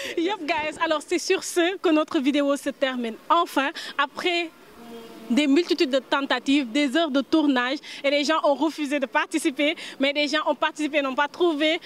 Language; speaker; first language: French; non-native, local second language; Wolof